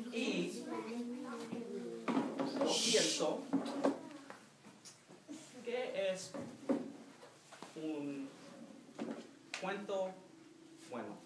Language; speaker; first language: Spanish; non-native, fluent; English